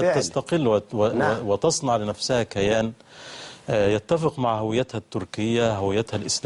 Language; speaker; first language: Arabic; native; Arabic